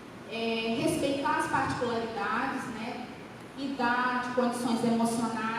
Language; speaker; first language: Portuguese; native; Portuguese